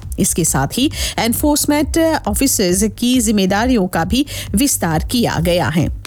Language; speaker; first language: Hindi; non-native, local second language; Morisyen